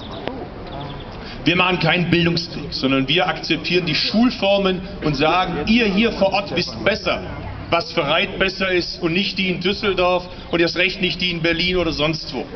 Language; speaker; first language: German; early bilingual, other home language; Turkish